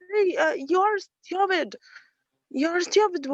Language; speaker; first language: English; non-native, learner; Arabic